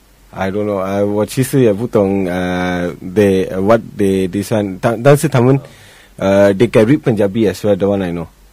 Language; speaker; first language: English; native; English